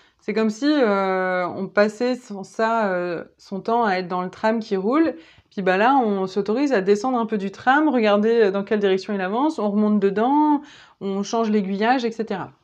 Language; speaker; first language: French; native; French